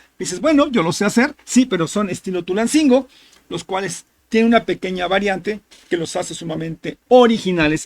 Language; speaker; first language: Spanish; native; Spanish